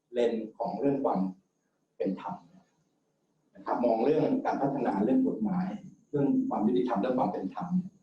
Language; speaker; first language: Thai; native; Thai